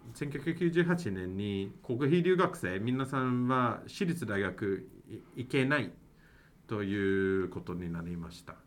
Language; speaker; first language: Japanese; non-native, fluent; English